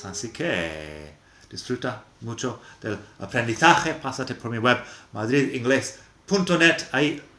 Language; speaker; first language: Spanish; non-native, fluent; English